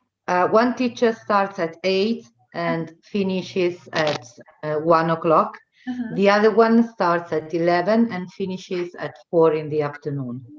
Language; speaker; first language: English; non-native, fluent; Italian